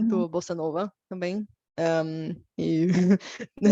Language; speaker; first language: Portuguese; non-native, learner; Bulgarian